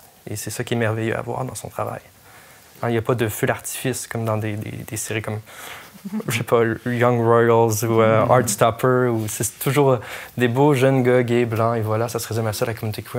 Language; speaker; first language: French; native; French